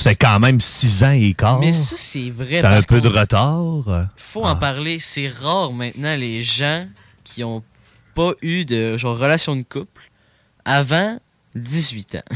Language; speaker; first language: French; native; French